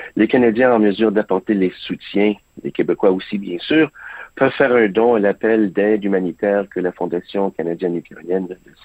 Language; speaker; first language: French; early bilingual, other home language; Ukrainian